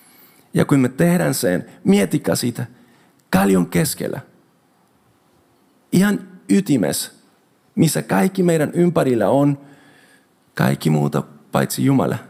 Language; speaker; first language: Finnish; non-native, fluent; Spanish